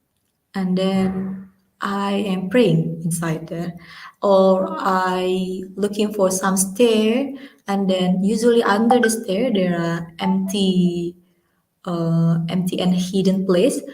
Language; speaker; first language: English; non-native, learner; Indonesian